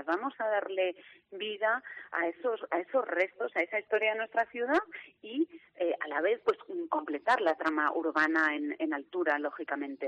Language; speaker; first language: Spanish; native; Spanish